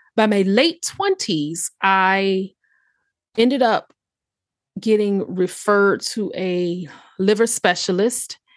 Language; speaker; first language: English; native; English